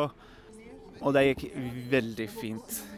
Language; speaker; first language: Norwegian; non-native, learner; English